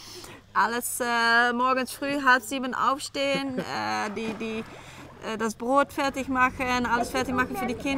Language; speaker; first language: German; non-native, learner; Dutch